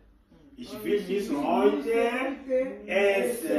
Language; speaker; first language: German; non-native, learner; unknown